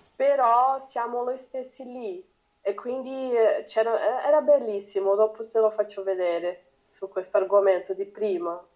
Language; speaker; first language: Italian; non-native, learner; Portuguese